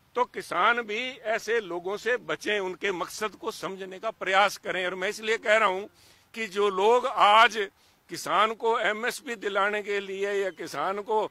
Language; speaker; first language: Hindi; native; Hindi